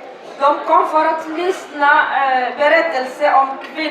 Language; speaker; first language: Swedish; non-native, learner; Swahili